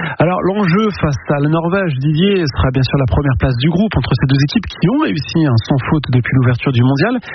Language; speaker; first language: French; native; French